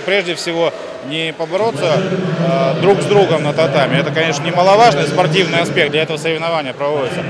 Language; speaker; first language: Russian; native; Russian